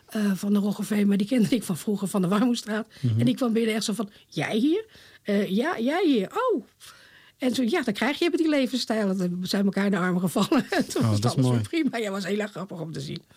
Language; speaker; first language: Dutch; native; Dutch